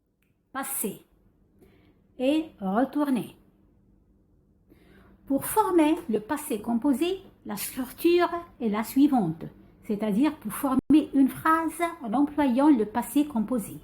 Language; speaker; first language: French; non-native, fluent; Arabic